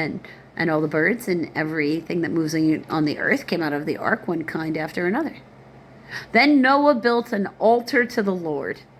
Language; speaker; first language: English; native; English